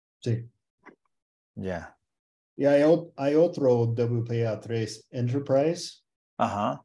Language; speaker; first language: Spanish; early bilingual, heritage; Spanish